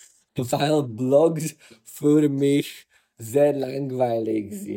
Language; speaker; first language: German; non-native, learner; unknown